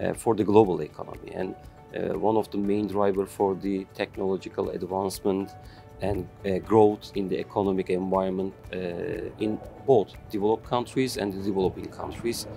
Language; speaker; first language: English; non-native, fluent; Turkish